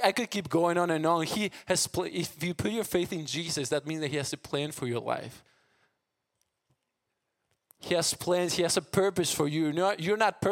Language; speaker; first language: English; non-native, fluent; Spanish